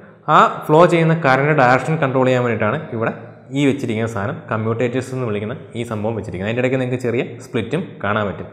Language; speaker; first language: Malayalam; native; Malayalam